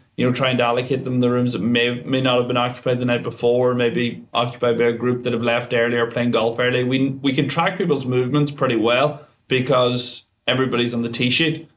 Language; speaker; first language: English; native; English